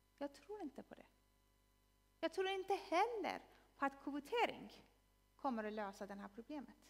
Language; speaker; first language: Swedish; non-native, fluent; Persian